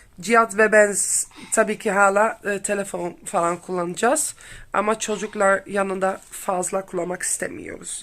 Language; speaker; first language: Turkish; non-native, learner; Dutch